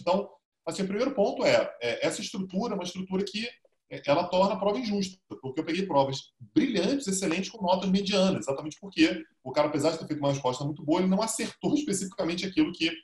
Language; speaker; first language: Portuguese; native; Portuguese